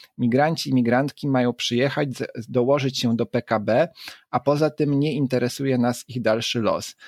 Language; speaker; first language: Polish; native; Polish